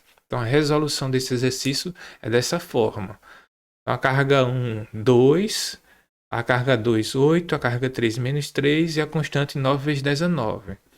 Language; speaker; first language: Portuguese; native; Portuguese